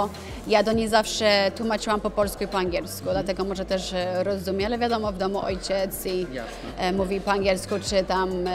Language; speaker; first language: Polish; early bilingual, other home language; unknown